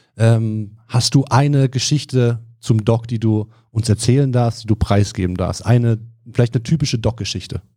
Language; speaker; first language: German; native; German